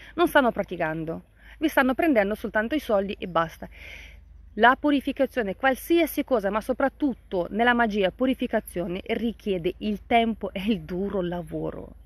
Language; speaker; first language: Italian; non-native, fluent; Russian